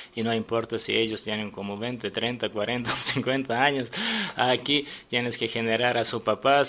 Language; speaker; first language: Spanish; non-native, fluent; Serbian